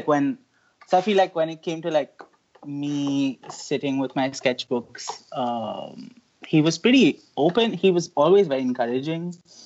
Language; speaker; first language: English; non-native, local second language; Hindi